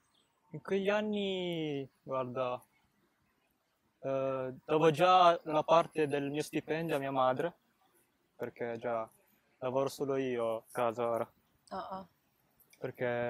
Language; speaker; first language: Italian; early bilingual, other home language; Filipino